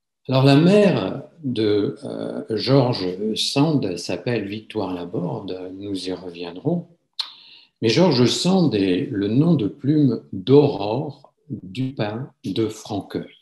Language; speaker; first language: French; native; French